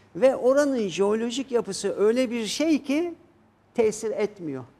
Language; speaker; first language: Turkish; native; Turkish